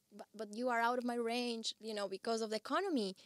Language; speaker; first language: English; non-native, fluent; Spanish